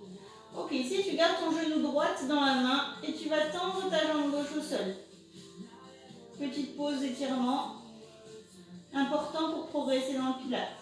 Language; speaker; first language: French; native; French